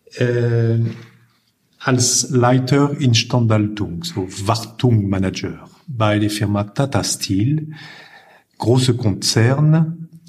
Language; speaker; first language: German; non-native, fluent; French